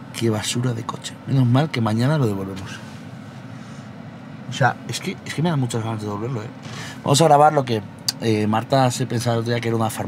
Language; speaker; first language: Spanish; native; Spanish